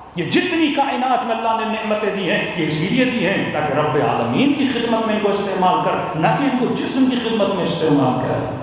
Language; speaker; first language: Urdu; early bilingual, heritage; Urdu